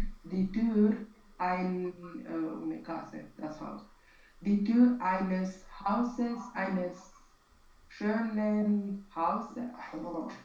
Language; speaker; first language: German; non-native, learner; Romanian